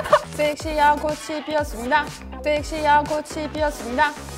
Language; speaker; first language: Korean; non-native, fluent; French